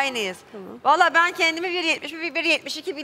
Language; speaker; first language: Turkish; native; Turkish